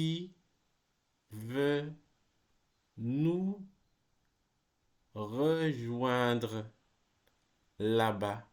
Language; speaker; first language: French; non-native, fluent; English